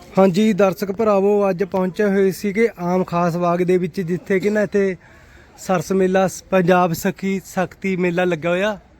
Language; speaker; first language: Punjabi; native; Punjabi